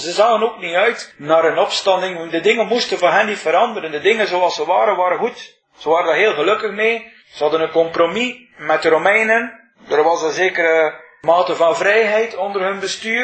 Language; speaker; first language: Dutch; native; Dutch